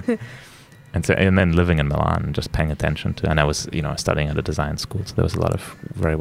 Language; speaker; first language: English; native; English